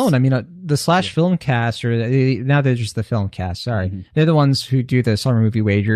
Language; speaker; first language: English; native; English